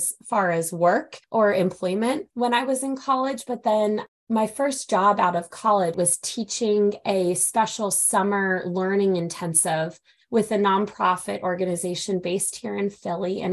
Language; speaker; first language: English; native; English